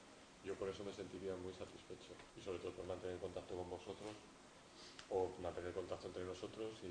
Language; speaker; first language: Spanish; native; Spanish